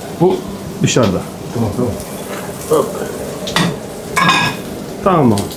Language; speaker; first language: Turkish; non-native, learner; French